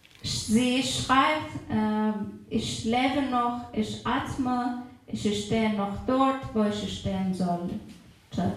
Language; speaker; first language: German; non-native, fluent; Persian